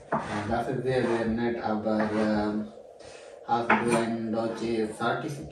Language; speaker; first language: German; non-native, learner; Urdu